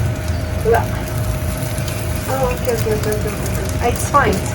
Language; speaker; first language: English; non-native, learner; Japanese